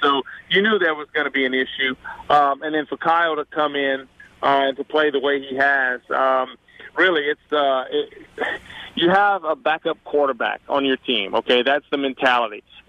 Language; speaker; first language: English; native; English